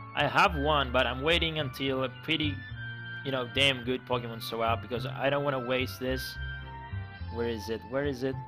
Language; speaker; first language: English; non-native, fluent; Greek